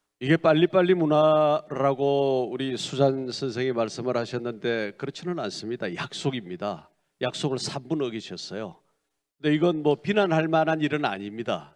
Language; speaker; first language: Korean; native; Korean